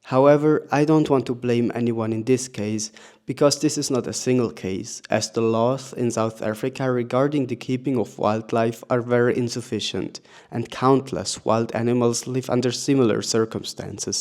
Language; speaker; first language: English; non-native, fluent; German